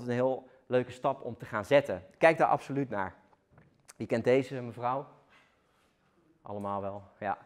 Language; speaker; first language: Dutch; native; Dutch